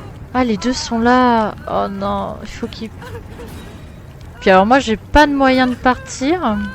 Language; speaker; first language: French; native; French